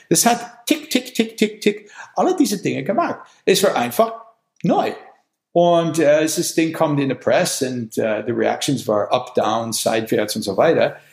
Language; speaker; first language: German; non-native, fluent; English